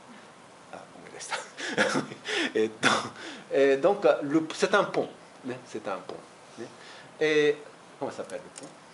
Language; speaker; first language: French; non-native, fluent; Japanese